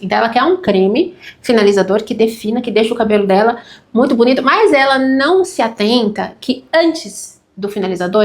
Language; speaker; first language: Portuguese; native; Portuguese